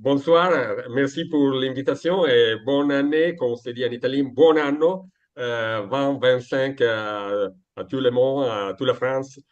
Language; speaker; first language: French; non-native, learner; Italian